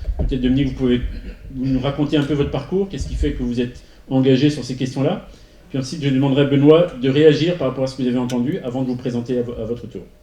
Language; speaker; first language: French; native; French